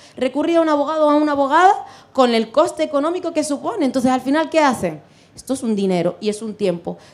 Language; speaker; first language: Spanish; non-native, fluent; Arabic